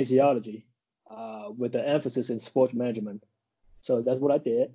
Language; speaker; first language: English; non-native, local second language; Cantonese